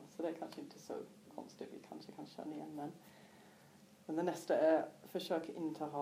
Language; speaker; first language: Swedish; non-native, fluent; English